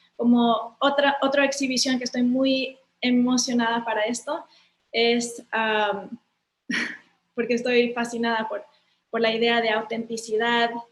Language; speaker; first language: Spanish; early bilingual, heritage; Spanish